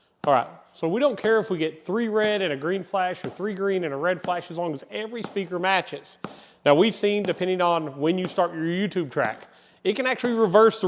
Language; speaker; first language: English; native; English